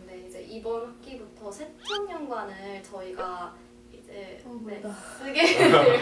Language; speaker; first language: Korean; early bilingual, heritage; Korean